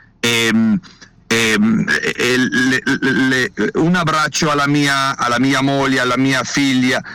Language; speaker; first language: Italian; non-native, learner; Spanish